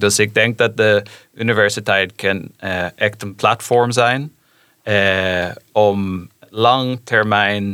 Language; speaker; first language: Dutch; non-native, fluent; English